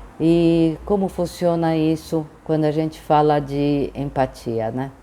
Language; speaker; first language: Portuguese; early bilingual, other home language; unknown